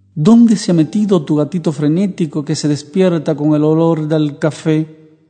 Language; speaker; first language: Spanish; native; Spanish